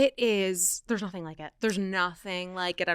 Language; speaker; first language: English; native; English